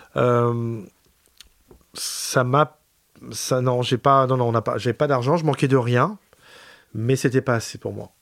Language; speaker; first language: French; native; French